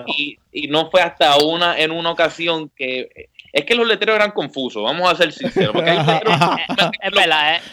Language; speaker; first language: Spanish; native; Spanish